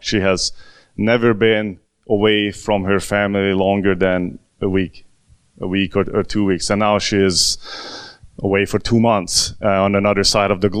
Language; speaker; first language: English; non-native, fluent; Hungarian